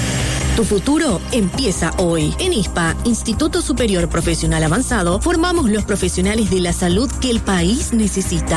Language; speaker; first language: Spanish; native; Spanish